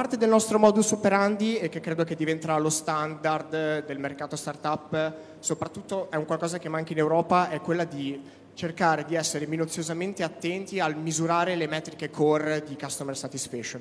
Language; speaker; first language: Italian; native; Italian